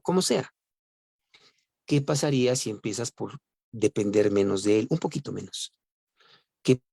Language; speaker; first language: Spanish; native; Spanish